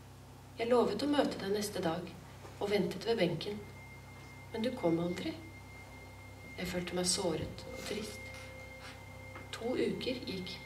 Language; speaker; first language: Norwegian; non-native, fluent; Persian